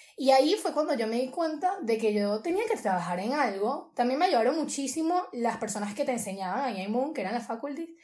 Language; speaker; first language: Spanish; native; Spanish